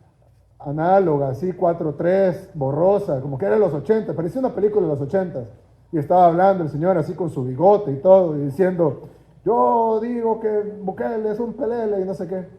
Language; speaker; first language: Spanish; native; Spanish